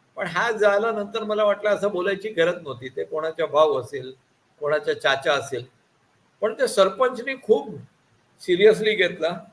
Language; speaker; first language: Marathi; non-native, local second language; Gujarati